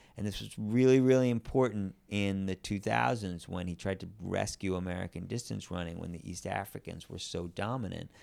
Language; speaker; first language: English; native; English